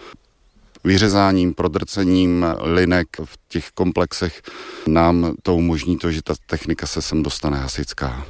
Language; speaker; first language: Czech; native; Czech